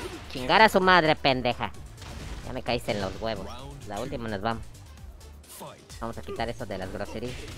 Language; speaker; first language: Spanish; native; Spanish